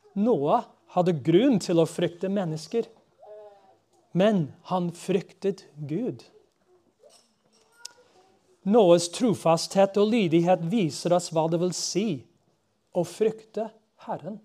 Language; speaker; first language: Norwegian; non-native, fluent; English